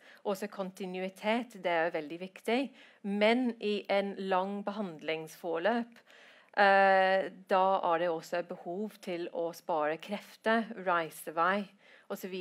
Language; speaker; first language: Norwegian; non-native, fluent; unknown